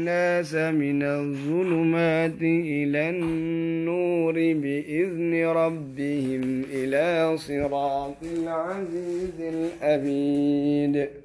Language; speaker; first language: Arabic; non-native, learner; Indonesian